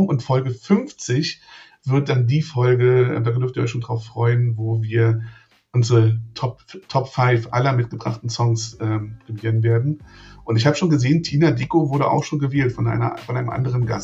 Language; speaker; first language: German; native; German